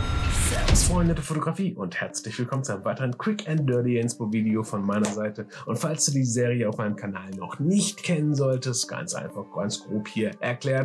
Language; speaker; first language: German; native; German